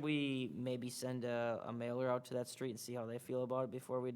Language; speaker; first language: English; native; English